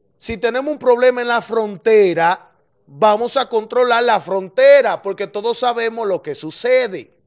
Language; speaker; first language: Spanish; native; Spanish